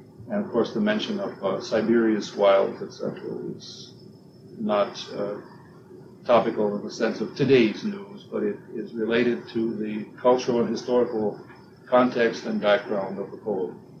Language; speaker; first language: English; native; English